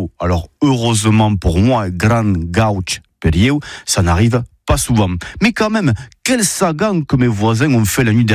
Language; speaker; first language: French; native; French